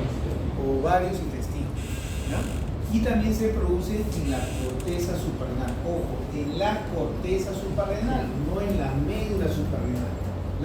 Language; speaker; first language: Spanish; native; Spanish